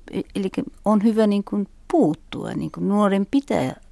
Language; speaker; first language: Finnish; non-native, fluent; Uzbek